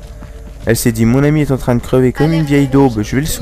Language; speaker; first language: French; native; French